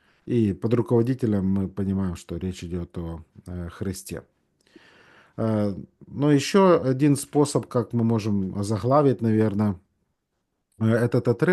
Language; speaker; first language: Russian; native; Russian